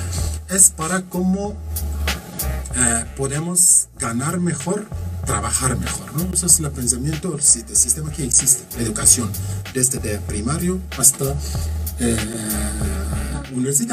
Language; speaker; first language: Spanish; non-native, learner; Kurdish